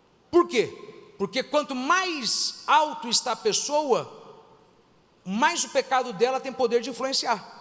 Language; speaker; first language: Portuguese; native; Portuguese